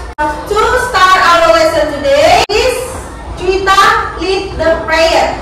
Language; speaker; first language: English; non-native, learner; Indonesian